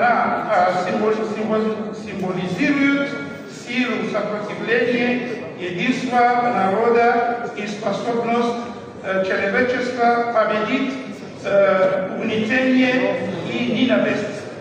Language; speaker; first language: Russian; non-native, learner; Comorian